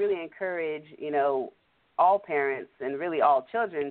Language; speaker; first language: English; native; English